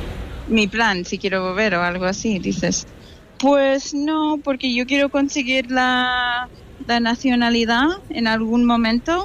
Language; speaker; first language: Spanish; non-native, fluent; English